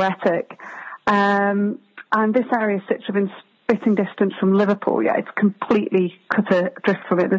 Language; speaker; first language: English; native; English